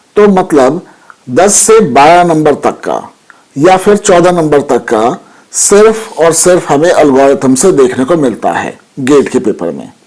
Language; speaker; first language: Hindi; native; Hindi